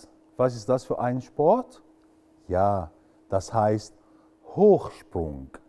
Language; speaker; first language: German; non-native, fluent; Arabic